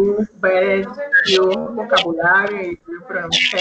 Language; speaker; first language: English; non-native, learner; Spanish